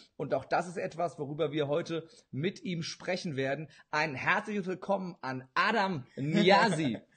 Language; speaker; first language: German; early bilingual, other home language; Turkish